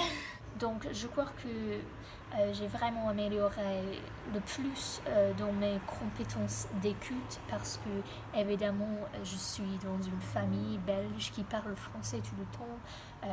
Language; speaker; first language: French; non-native, learner; English